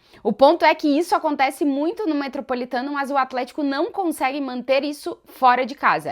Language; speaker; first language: Portuguese; native; Portuguese